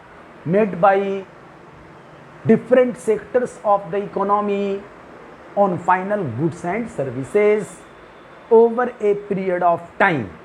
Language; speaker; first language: English; non-native, local second language; Hindi